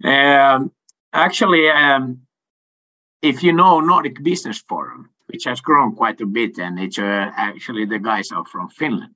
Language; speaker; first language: English; non-native, fluent; Swedish